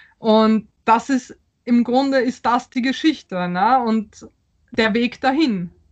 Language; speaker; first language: German; early bilingual, other home language; Polish